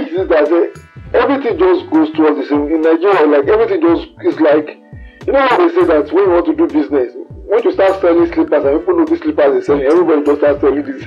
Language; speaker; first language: English; non-native, local second language; Yoruba